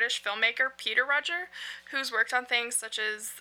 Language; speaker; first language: English; native; English